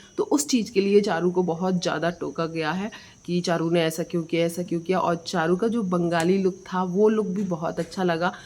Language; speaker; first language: Hindi; non-native, local second language; Bangla